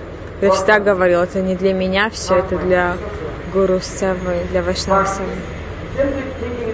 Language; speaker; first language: Russian; non-native, fluent; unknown